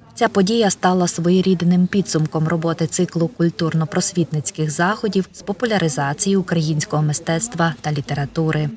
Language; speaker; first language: Ukrainian; native; Ukrainian